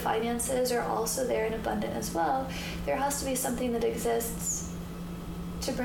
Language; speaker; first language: English; native; English